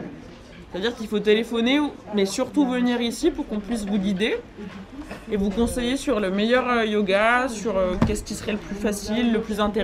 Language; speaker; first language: French; native; French